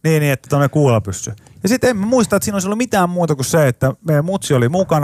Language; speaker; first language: Finnish; native; Finnish